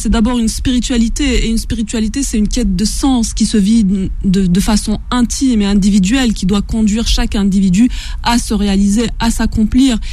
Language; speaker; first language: French; non-native, local second language; Kabyle